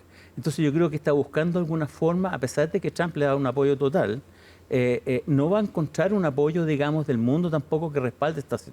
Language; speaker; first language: Spanish; native; Spanish